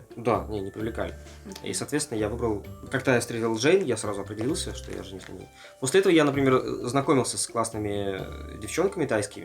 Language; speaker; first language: Russian; native; Russian